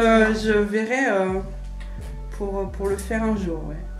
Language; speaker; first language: French; native; French